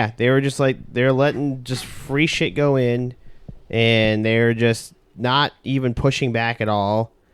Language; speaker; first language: English; native; English